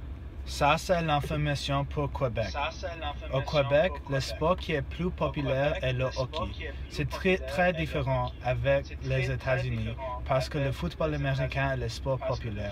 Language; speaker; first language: French; non-native, learner; English